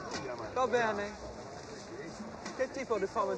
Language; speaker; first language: Italian; non-native, learner; English